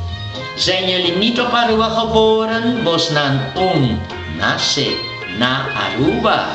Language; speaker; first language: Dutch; non-native, local second language; Papiamento